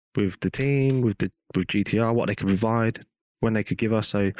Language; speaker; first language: English; native; English